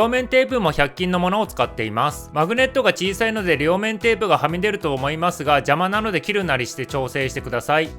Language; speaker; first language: Japanese; native; Japanese